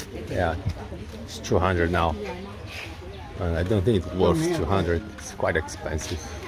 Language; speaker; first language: English; non-native, fluent; Portuguese